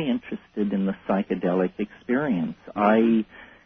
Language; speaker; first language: English; native; English